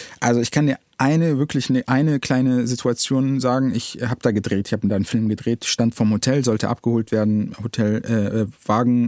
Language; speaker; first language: German; early bilingual, other home language; Arabic